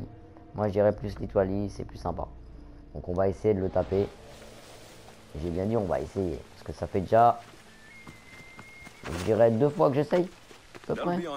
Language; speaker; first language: French; native; French